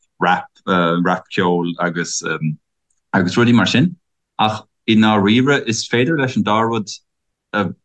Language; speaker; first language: Irish; non-native, learner; German